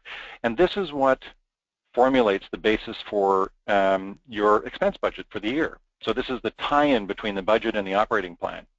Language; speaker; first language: English; native; English